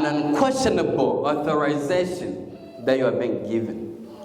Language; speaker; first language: English; non-native, local second language; Swahili